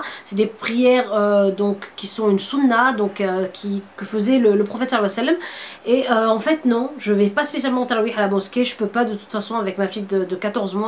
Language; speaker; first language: French; native; French